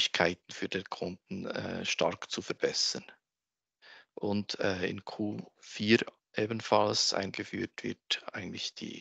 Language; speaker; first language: German; native; German